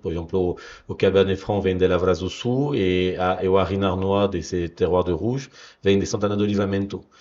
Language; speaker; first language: Portuguese; non-native, fluent; French